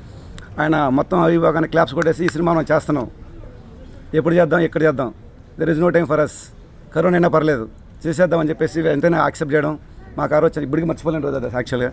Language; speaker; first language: Telugu; native; Telugu